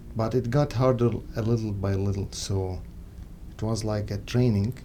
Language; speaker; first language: English; non-native, fluent; Arabic